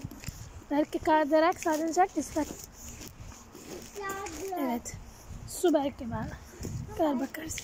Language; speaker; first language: Turkish; non-native, learner; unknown